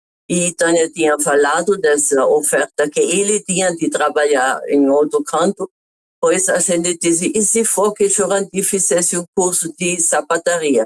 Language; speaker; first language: Portuguese; non-native, fluent; German